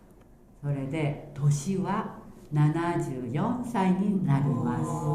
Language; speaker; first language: Japanese; early bilingual, other home language; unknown